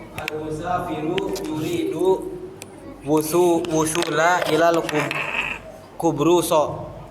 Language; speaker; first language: Arabic; non-native, learner; Indonesian